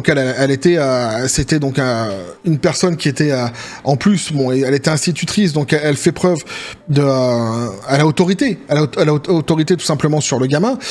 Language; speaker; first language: French; native; French